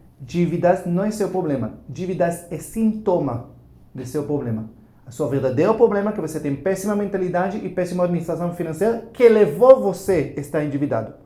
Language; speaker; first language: Portuguese; non-native, fluent; Hebrew